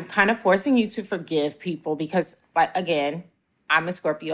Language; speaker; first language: English; native; English